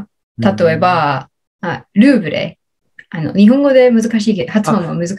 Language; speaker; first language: Japanese; non-native, learner; English